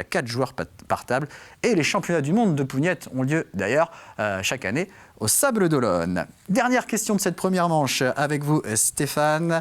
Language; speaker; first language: French; native; French